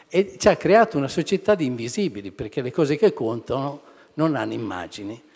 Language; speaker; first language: Italian; native; Italian